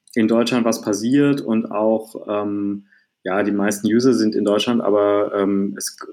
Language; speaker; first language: German; native; German